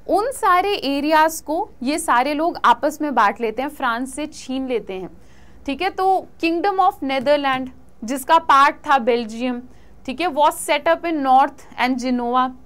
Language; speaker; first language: Hindi; native; Hindi